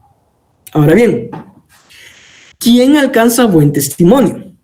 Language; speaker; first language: Spanish; native; Spanish